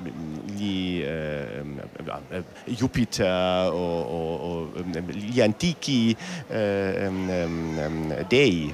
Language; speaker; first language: Italian; non-native, learner; German